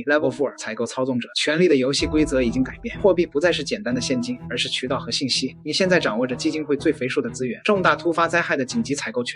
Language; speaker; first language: Chinese; native; Chinese